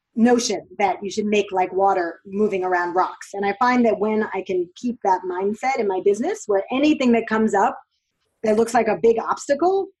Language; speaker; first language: English; native; English